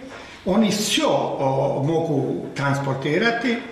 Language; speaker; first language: Russian; non-native, learner; Croatian